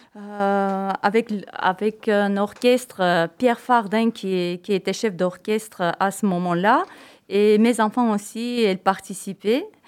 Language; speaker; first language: French; non-native, fluent; Armenian